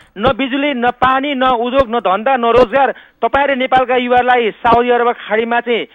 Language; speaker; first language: Nepali; native; Nepali